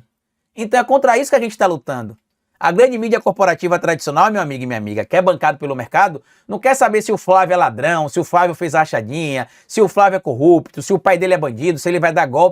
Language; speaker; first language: Portuguese; native; Portuguese